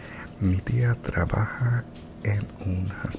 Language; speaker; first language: Spanish; non-native, learner; English